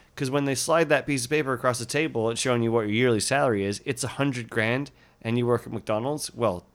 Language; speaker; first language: English; native; English